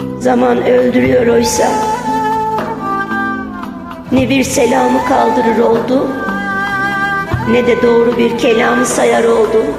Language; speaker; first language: Turkish; native; Turkish